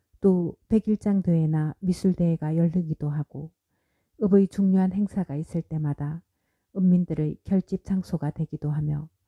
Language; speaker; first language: Korean; native; Korean